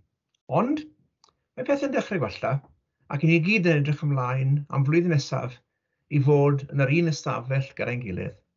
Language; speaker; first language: Welsh; native; Welsh